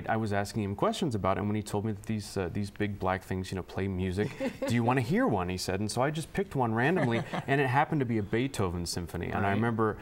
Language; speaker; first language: English; native; English